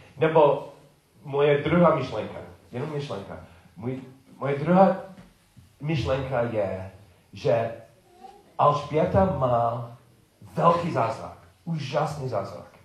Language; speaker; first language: Czech; non-native, learner; English